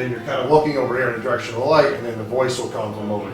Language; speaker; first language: English; native; English